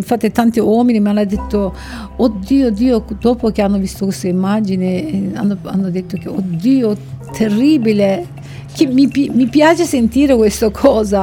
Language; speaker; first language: Italian; non-native, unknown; Turkish